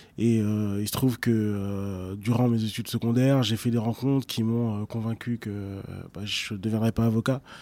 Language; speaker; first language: French; early bilingual, other home language; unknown